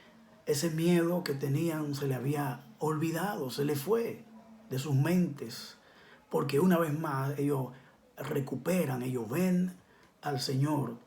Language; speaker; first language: Spanish; native; Spanish